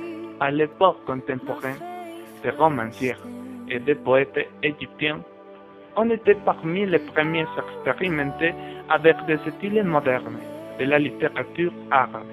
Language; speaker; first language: French; non-native, learner; Spanish